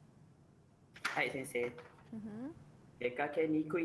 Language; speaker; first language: Japanese; non-native, learner; Malay